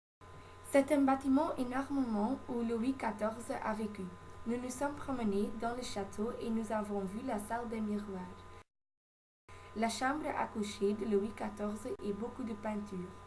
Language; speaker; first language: French; non-native, learner; Dutch